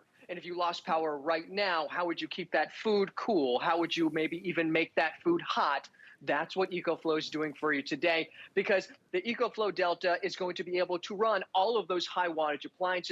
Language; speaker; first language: English; native; English